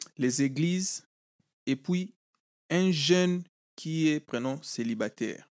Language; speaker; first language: French; non-native, local second language; Lingala